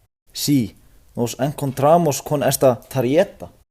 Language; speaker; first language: Spanish; non-native, learner; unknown